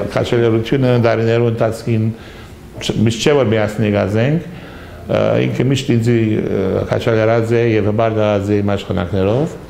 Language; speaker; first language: Armenian; early bilingual, heritage; Armenian